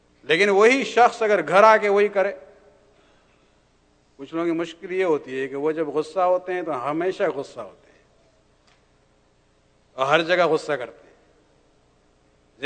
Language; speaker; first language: Urdu; native; Urdu